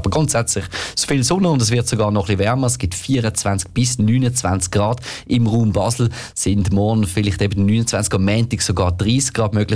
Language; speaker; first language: German; native; German